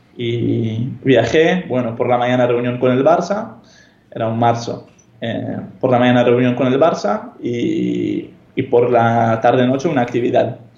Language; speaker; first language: Spanish; non-native, fluent; Hebrew